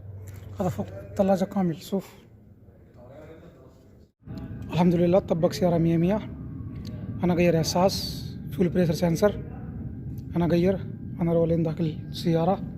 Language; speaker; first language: Arabic; non-native, learner; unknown